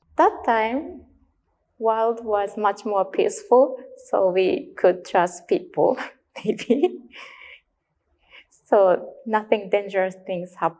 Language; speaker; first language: English; non-native, learner; Japanese